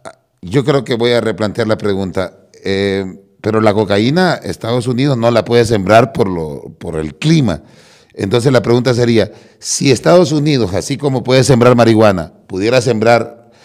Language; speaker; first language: Spanish; native; Spanish